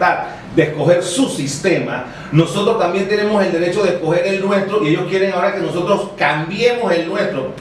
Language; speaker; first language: Spanish; native; Spanish